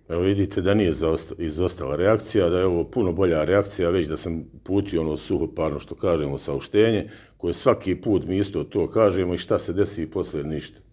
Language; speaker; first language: Bosnian; native; Bosnian